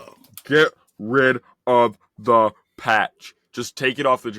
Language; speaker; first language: English; native; English